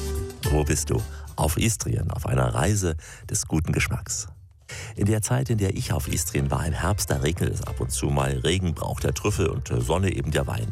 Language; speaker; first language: German; native; German